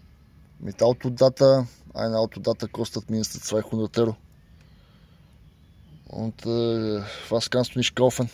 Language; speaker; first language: German; non-native, learner; Bulgarian